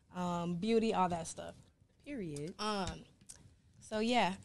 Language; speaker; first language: English; native; English